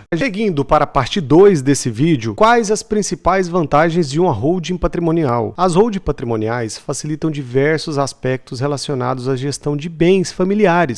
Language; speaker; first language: Portuguese; native; Portuguese